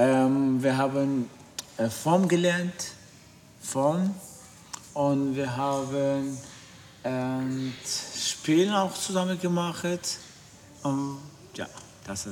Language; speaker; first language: German; non-native, learner; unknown